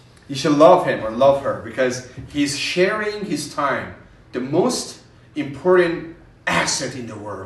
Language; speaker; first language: English; non-native, fluent; Persian